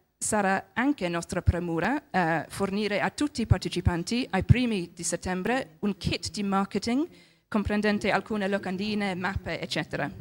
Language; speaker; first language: Italian; non-native, fluent; English